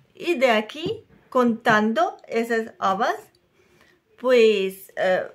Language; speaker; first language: Spanish; non-native, fluent; Russian